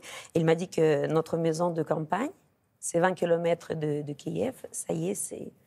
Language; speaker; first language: French; non-native, fluent; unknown